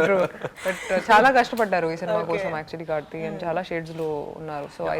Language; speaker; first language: Telugu; non-native, fluent; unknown